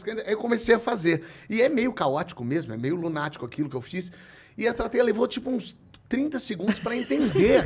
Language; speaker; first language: Portuguese; native; Portuguese